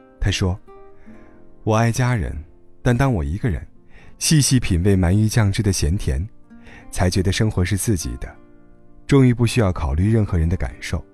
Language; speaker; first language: Chinese; native; Chinese